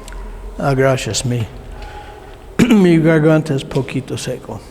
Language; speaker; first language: Spanish; non-native, learner; English